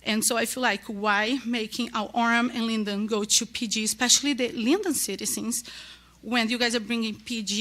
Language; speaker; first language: English; non-native, learner; Portuguese